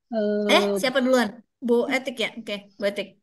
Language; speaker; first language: Indonesian; native; Indonesian